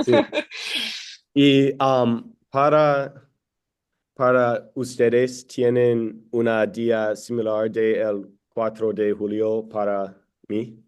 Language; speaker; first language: Spanish; non-native, learner; English